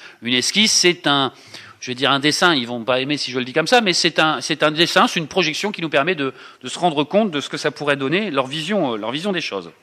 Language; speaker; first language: French; native; French